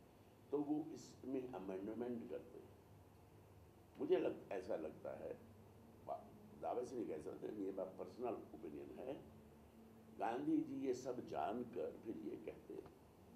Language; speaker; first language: Hindi; native; Hindi